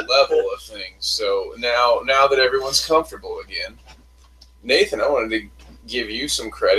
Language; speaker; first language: English; native; English